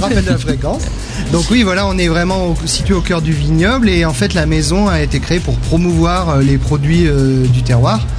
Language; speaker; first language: French; native; French